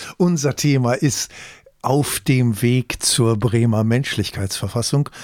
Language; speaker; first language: German; native; German